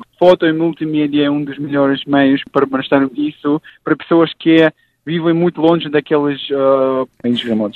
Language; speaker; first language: Portuguese; non-native, fluent; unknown